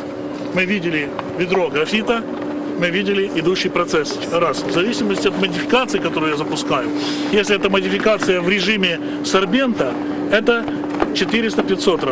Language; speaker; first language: Russian; native; Russian